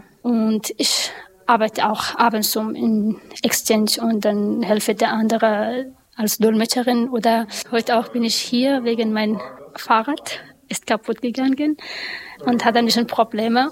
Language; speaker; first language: German; non-native, learner; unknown